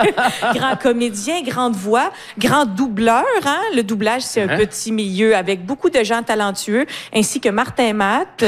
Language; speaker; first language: French; native; French